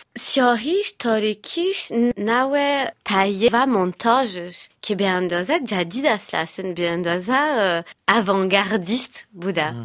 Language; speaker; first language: Persian; early bilingual, heritage; Persian